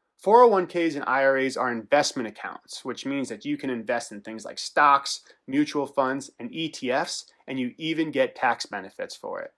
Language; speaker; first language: English; native; English